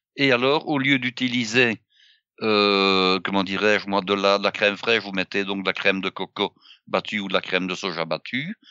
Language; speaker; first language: French; native; French